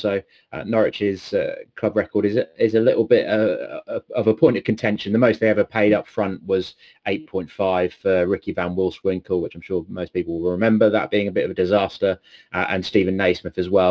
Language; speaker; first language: English; native; English